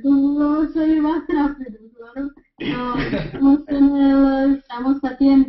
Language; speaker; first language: Spanish; non-native, fluent; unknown